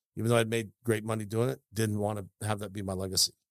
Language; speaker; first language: English; native; English